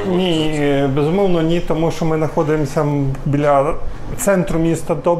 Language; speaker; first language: Ukrainian; native; Ukrainian